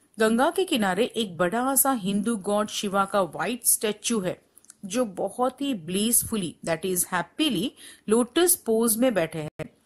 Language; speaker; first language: Hindi; non-native, local second language; Gujarati